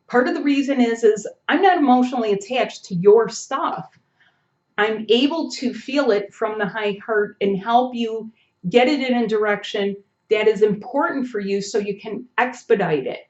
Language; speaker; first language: English; native; English